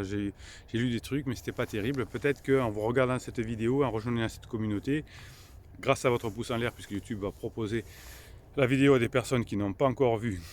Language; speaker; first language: French; native; French